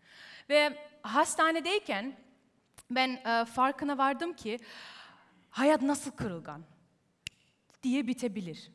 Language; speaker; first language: Turkish; early bilingual, heritage; Turkish